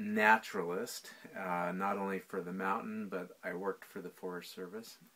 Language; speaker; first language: English; native; English